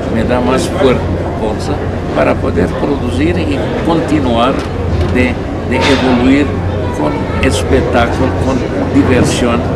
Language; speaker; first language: Spanish; non-native, fluent; Hungarian